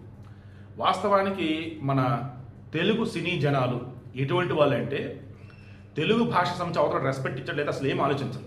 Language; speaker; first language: Telugu; native; Telugu